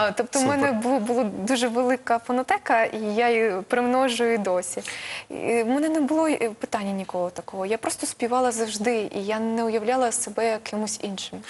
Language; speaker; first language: Ukrainian; non-native, local second language; Russian